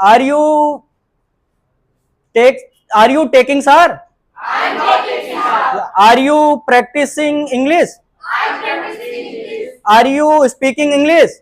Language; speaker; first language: English; non-native, learner; Hindi